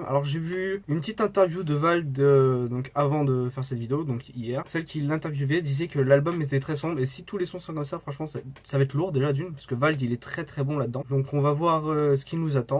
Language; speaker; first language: French; native; French